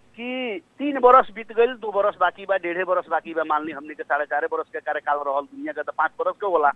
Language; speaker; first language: Bhojpuri; native; Bhojpuri